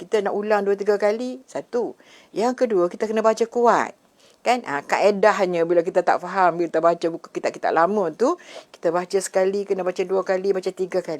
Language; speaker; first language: Malay; native; Malay